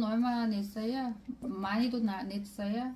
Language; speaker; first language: Korean; non-native, learner; Vietnamese